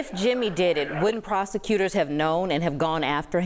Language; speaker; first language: English; native; English